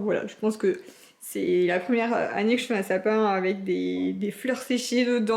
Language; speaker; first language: French; native; French